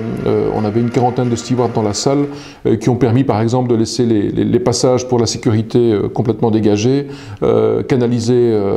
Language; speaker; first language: French; native; French